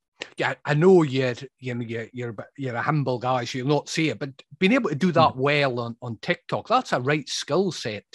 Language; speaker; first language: English; native; English